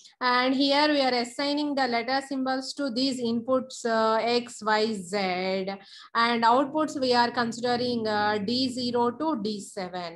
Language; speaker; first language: English; non-native, local second language; Telugu